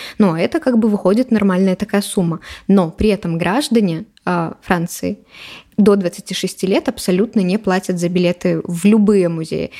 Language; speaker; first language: Russian; native; Russian